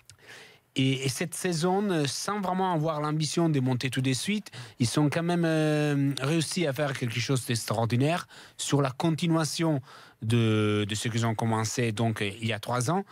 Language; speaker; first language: French; non-native, fluent; Italian